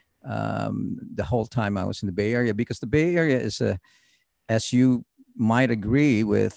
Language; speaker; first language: English; early bilingual, other home language; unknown